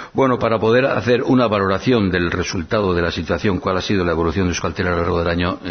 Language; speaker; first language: Spanish; non-native, local second language; Basque